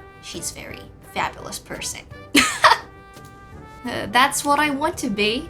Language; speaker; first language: English; non-native, fluent; Korean